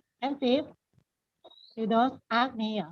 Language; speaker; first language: English; non-native, learner; Thai